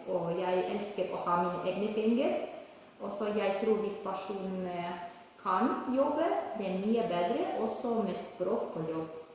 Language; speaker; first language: Norwegian; non-native, learner; Ukrainian